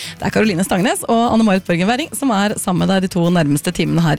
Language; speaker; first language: Norwegian; native; Norwegian